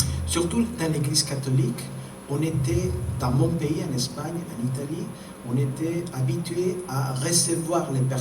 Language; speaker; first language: French; non-native, fluent; Spanish